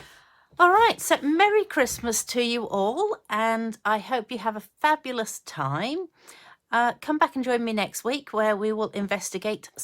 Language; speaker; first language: English; native; English